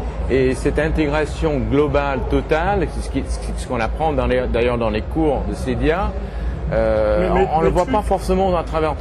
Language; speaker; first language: French; native; French